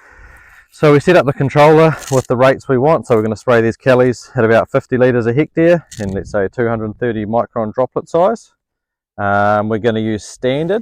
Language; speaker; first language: English; native; English